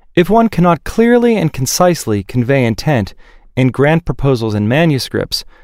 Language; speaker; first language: English; native; English